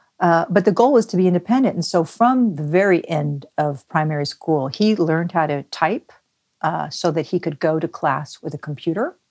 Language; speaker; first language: English; native; English